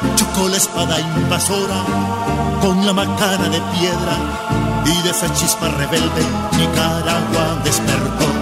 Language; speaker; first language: Spanish; native; Spanish